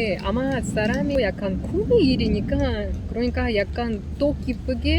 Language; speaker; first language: Korean; non-native, learner; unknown